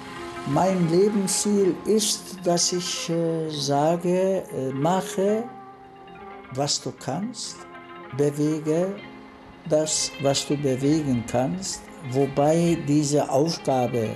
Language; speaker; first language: German; non-native, fluent; Turkish